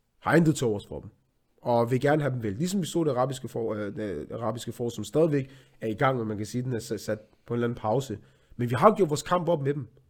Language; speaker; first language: Danish; early bilingual, other home language; Arabic